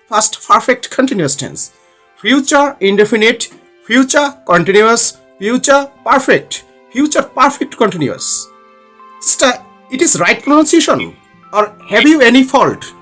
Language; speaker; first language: English; non-native, learner; Bangla